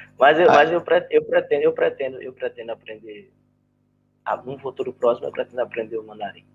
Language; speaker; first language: Portuguese; native; Portuguese